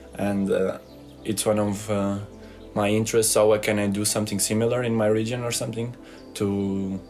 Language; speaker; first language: English; non-native, fluent; Portuguese